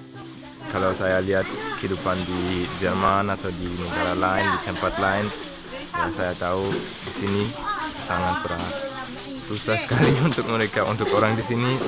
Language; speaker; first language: Indonesian; non-native, fluent; German